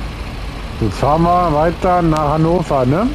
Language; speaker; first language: German; native; German